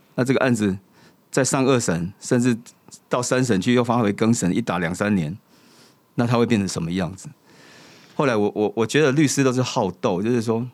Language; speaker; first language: Chinese; native; Chinese